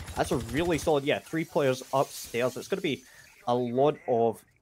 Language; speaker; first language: English; native; English